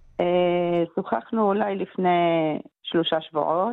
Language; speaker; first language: Hebrew; non-native, local second language; Arabic